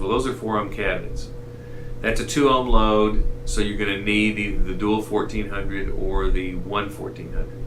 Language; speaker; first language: English; native; English